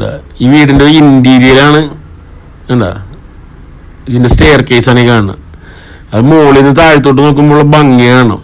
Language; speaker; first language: Malayalam; native; Malayalam